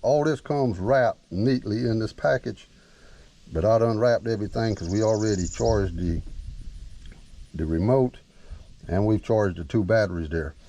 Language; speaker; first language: English; native; English